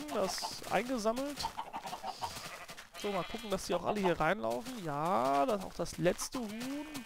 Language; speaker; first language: German; native; German